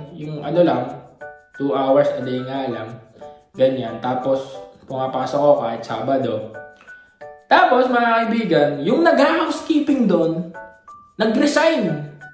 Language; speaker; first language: Filipino; native; Filipino